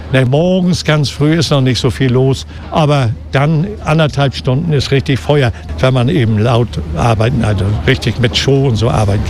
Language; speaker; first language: German; native; German